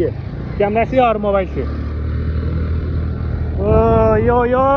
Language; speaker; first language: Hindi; non-native, learner; Nepali